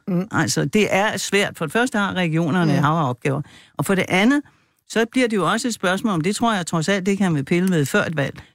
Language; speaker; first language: Danish; native; Danish